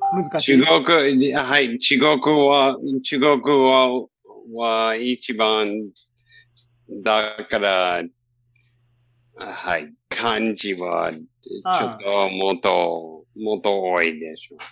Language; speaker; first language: Japanese; non-native, learner; English